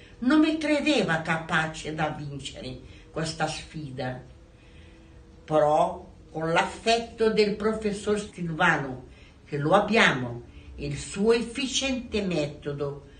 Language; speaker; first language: Italian; non-native, learner; Portuguese